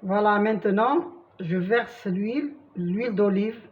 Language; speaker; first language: French; non-native, local second language; Arabic